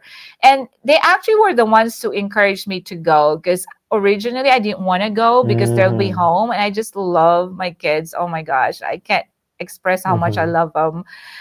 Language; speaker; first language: English; non-native, local second language; Iloko